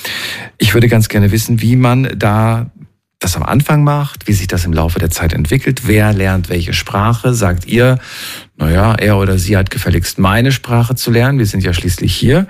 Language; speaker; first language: German; native; German